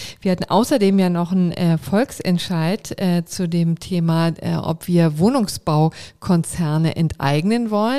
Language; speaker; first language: German; native; German